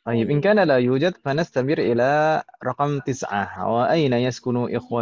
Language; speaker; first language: Arabic; non-native, fluent; Indonesian